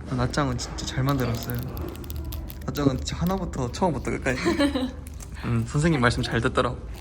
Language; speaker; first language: Korean; native; Korean